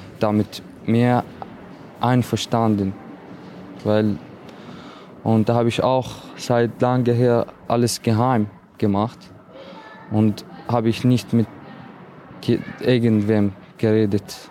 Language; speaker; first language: German; non-native, learner; Arabic